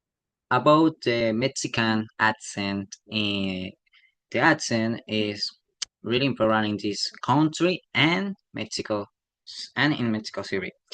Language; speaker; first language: English; non-native, learner; Spanish